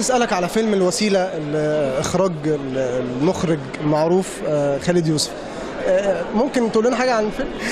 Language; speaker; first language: Arabic; native; Arabic